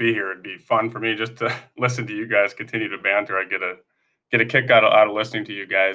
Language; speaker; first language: English; native; English